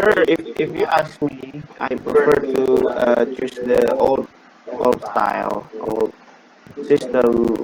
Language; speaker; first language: English; non-native, learner; Indonesian